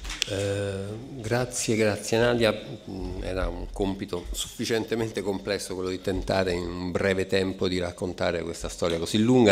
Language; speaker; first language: Italian; native; Italian